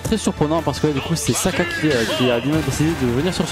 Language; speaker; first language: French; native; French